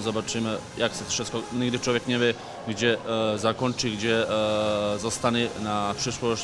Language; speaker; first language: Polish; non-native, fluent; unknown